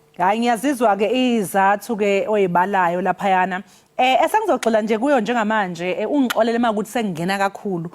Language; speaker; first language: Zulu; native; Zulu